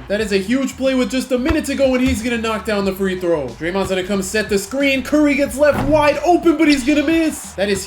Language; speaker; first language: English; native; English